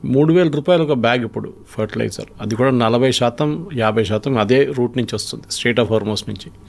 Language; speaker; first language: Telugu; non-native, local second language; Malayalam